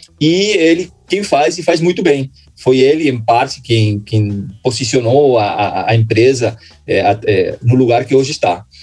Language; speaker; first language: Portuguese; non-native, fluent; Spanish